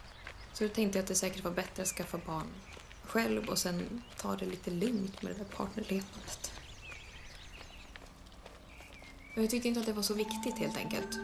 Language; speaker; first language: Swedish; native; Swedish